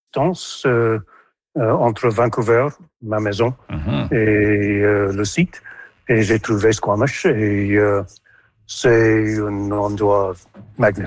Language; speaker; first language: French; non-native, local second language; English